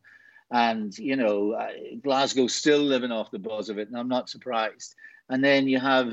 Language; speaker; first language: English; native; English